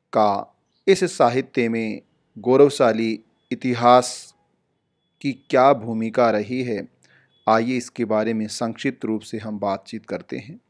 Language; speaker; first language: Hindi; native; Hindi